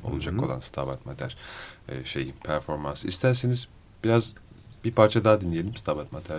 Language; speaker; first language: Turkish; native; Turkish